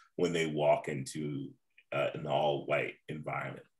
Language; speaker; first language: English; native; English